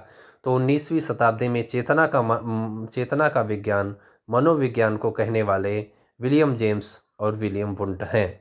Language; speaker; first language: Hindi; native; Hindi